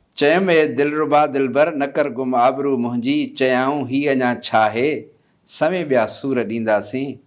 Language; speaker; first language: Sindhi; native; Sindhi